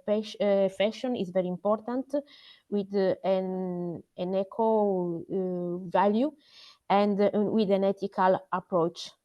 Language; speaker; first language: English; non-native, learner; Italian